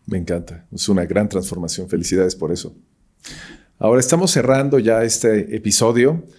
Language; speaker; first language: Spanish; native; Spanish